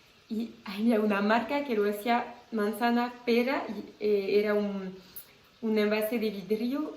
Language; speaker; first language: Spanish; non-native, fluent; French